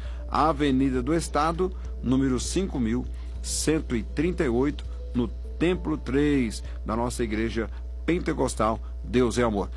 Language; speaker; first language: Portuguese; native; Portuguese